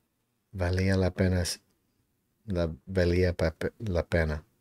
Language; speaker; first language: Spanish; non-native, learner; English